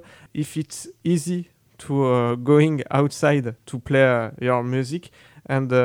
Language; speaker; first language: English; non-native, learner; French